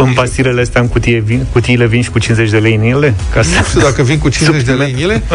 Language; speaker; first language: Romanian; native; Romanian